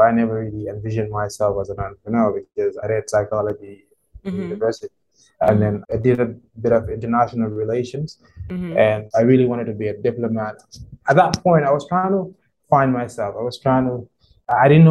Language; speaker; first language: English; non-native, local second language; Krio